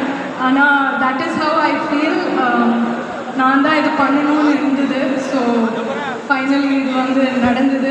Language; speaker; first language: Tamil; non-native, local second language; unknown